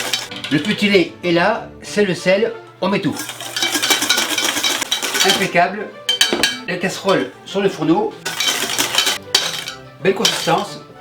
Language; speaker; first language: French; native; French